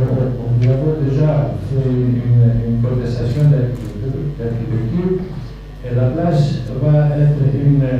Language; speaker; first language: French; non-native, learner; Greek